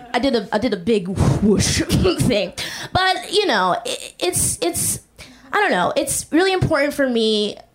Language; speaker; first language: English; native; English